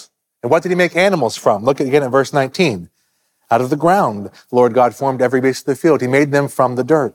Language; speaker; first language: English; native; English